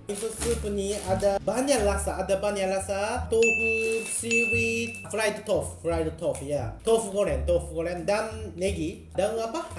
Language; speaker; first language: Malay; non-native, learner; Japanese